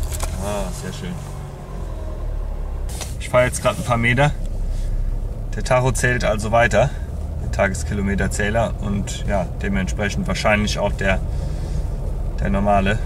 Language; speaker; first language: German; native; German